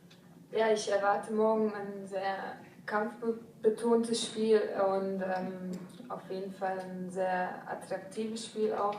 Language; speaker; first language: German; early bilingual, other home language; Hungarian